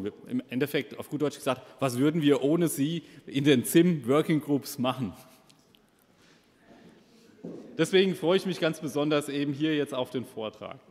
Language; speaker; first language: German; native; German